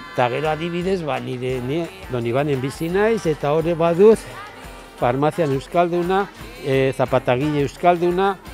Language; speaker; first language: Basque; non-native, learner; Spanish